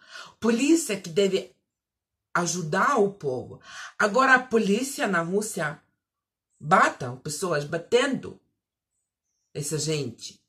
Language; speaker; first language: Portuguese; non-native, fluent; Russian